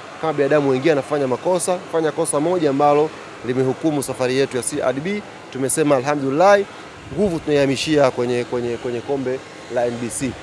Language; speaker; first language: Swahili; native; Swahili